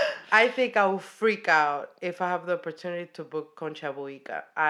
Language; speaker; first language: English; non-native, fluent; Spanish